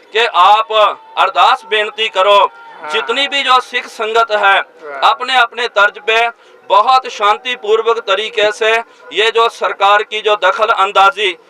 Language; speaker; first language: Hindi; non-native, local second language; Punjabi